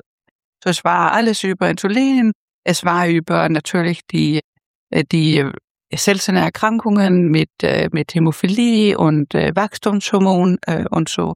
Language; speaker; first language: German; non-native, fluent; Danish